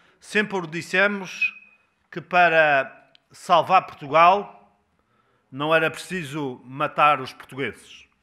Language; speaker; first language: Portuguese; native; Portuguese